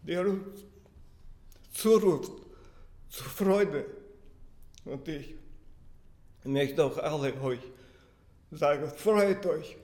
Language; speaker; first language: German; non-native, fluent; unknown